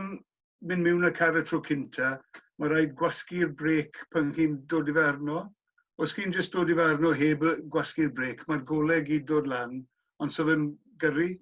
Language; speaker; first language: Welsh; non-native, local second language; English